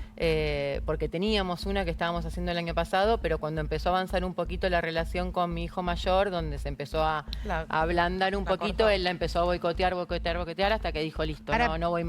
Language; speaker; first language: Spanish; native; Spanish